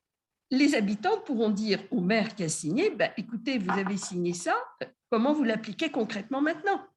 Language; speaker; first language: French; native; French